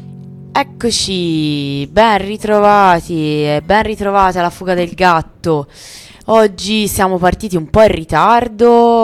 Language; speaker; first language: Italian; native; Italian